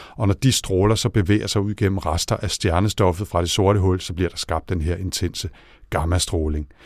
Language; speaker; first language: Danish; native; Danish